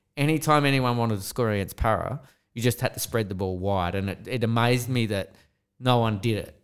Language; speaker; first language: English; native; English